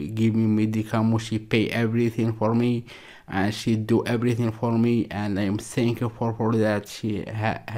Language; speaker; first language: English; non-native, learner; Arabic